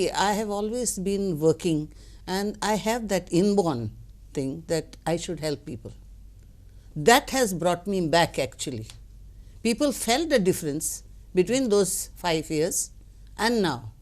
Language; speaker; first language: English; non-native, local second language; Konkani